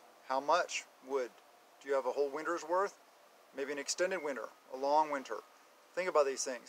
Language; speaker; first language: English; native; English